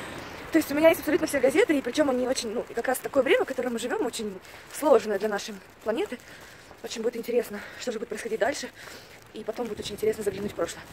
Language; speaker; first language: Russian; native; Russian